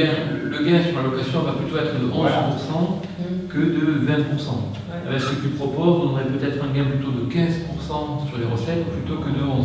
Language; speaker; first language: French; native; French